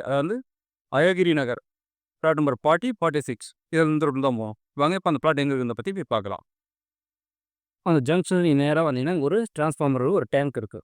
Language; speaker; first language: Tamil; native; Tamil